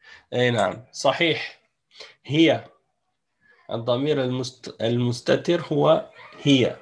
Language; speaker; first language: Arabic; non-native, fluent; French